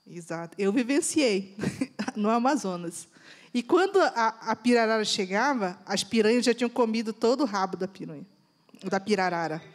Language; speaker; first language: Portuguese; native; Portuguese